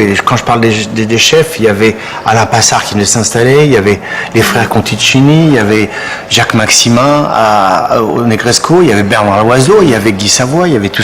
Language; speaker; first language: French; native; French